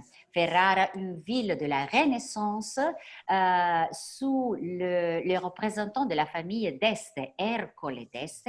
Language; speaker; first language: French; non-native, fluent; Italian